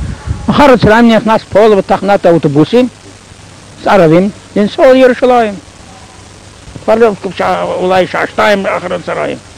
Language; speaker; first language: Hebrew; non-native, fluent; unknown